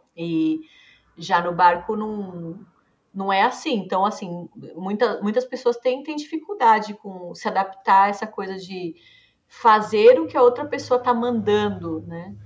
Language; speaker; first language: Portuguese; native; Portuguese